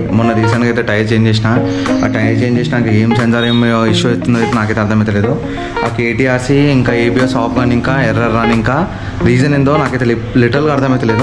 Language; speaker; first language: Telugu; native; Telugu